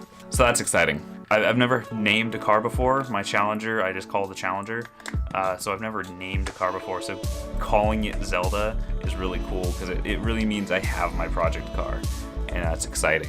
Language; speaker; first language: English; native; English